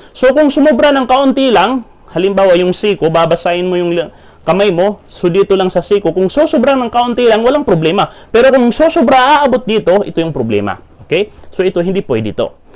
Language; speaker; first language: Filipino; non-native, local second language; Maranao